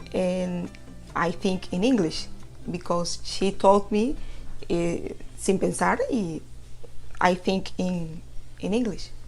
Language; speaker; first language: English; non-native, learner; Spanish